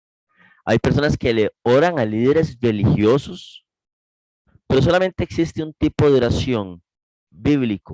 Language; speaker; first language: Spanish; native; Spanish